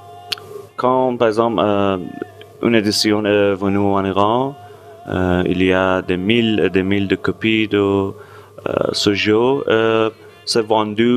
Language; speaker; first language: French; non-native, fluent; Persian